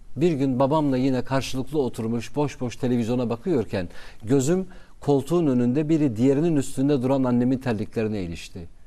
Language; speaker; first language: Turkish; non-native, local second language; Kurdish